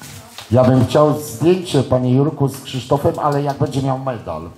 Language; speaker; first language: Polish; native; Polish